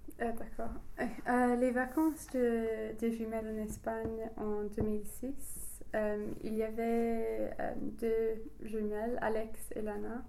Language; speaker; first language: French; non-native, learner; English